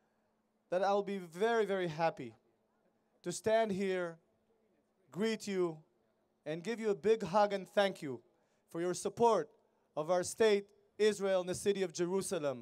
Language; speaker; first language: English; non-native, fluent; Hebrew